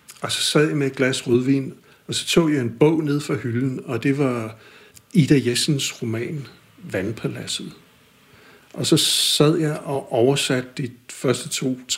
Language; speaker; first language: Danish; non-native, fluent; English